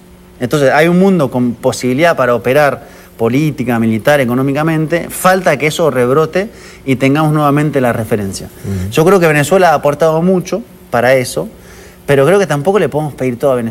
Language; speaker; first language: Spanish; native; Spanish